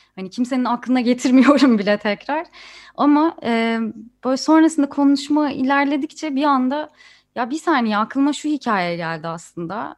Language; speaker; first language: Turkish; native; Turkish